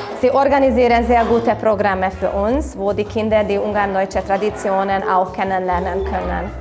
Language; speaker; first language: German; non-native, local second language; Hungarian